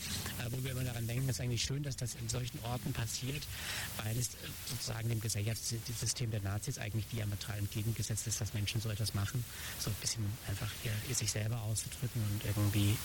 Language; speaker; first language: German; native; German